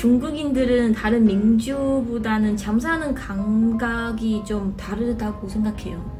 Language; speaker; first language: Korean; non-native, fluent; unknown